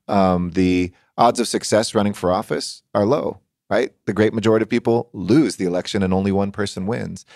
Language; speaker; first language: English; native; English